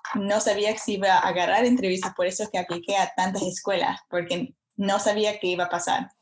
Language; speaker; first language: Spanish; early bilingual, heritage; Spanish